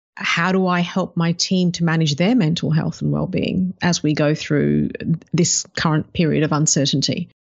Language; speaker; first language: English; native; English